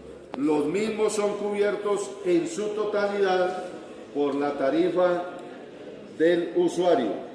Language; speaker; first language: Spanish; native; Spanish